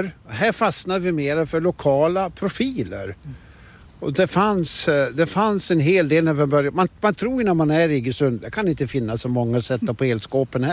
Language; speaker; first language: Swedish; native; Swedish